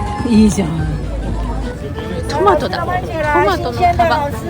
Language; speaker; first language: Japanese; native; Japanese